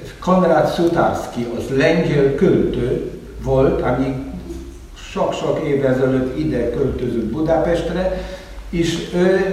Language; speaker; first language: Hungarian; non-native, fluent; Polish